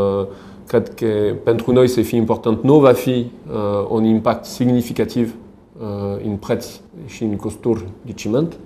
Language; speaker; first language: Romanian; non-native, learner; French